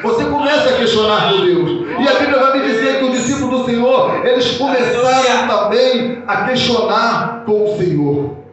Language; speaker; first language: Portuguese; native; Portuguese